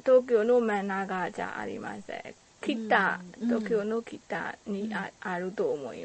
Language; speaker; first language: Japanese; non-native, learner; Burmese